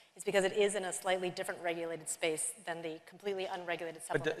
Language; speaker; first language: English; native; English